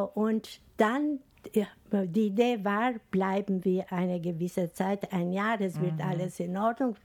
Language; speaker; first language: German; non-native, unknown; Albanian